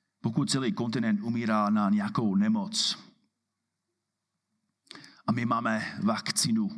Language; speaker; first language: Czech; non-native, fluent; English